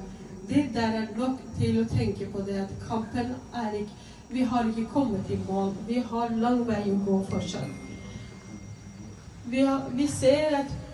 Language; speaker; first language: Swedish; non-native, fluent; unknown